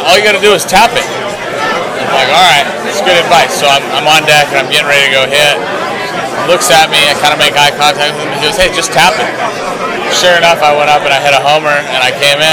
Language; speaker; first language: English; early bilingual, other home language; Italian